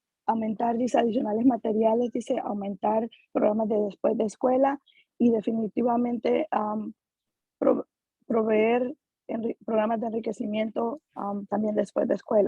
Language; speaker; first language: Spanish; native; Spanish